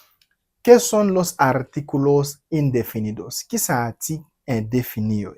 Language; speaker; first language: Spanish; non-native, fluent; Haitian Creole